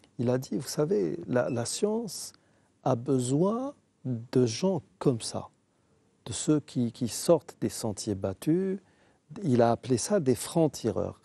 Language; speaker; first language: French; non-native, local second language; Arabic